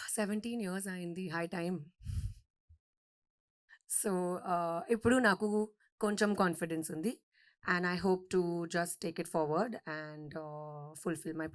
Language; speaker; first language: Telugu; non-native, learner; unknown